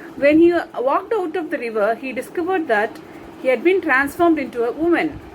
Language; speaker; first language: English; non-native, local second language; Tamil